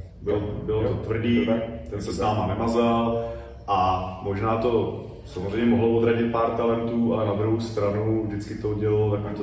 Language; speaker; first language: Czech; native; Czech